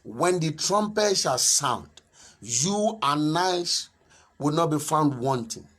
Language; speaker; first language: English; non-native, local second language; Yoruba